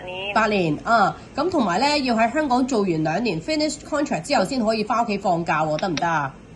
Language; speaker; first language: Cantonese; native; Cantonese